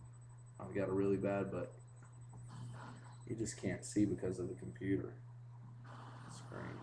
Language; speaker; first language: English; native; English